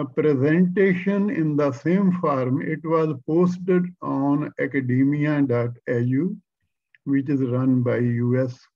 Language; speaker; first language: English; non-native, local second language; Punjabi